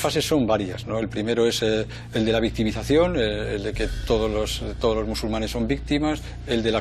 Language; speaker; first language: Spanish; native; Spanish